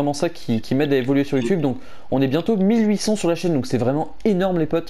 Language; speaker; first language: French; native; French